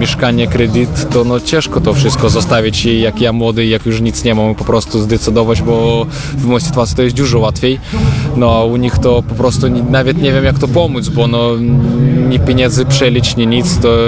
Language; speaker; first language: Polish; non-native, learner; Russian